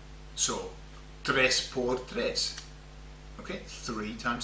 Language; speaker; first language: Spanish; non-native, fluent; English